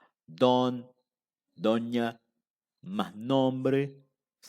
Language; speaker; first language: Spanish; non-native, fluent; Portuguese